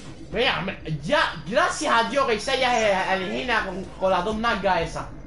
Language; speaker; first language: Spanish; early bilingual, heritage; Spanish